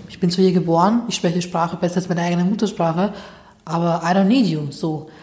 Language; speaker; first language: German; early bilingual, other home language; Bosnian